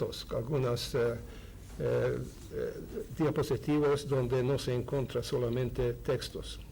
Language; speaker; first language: Spanish; non-native, fluent; Hungarian